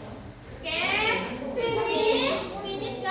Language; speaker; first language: English; non-native, learner; Indonesian